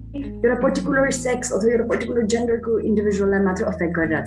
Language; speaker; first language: English; non-native, local second language; Nepali